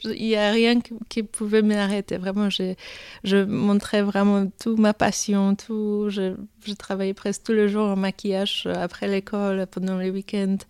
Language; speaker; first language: French; non-native, fluent; Polish